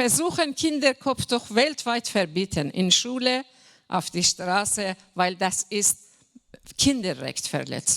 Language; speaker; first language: German; non-native, fluent; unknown